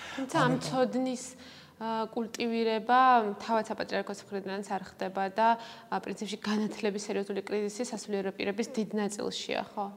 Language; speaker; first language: Georgian; native; Georgian